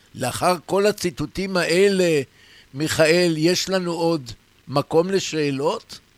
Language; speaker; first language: Hebrew; native; Hebrew